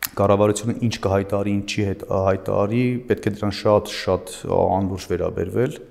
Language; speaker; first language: Armenian; native; Armenian